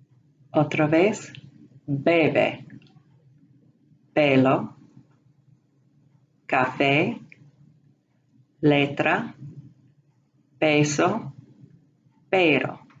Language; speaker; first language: Spanish; non-native, fluent; English